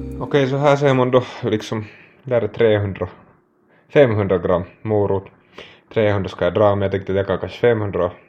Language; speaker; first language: Swedish; non-native, local second language; Finnish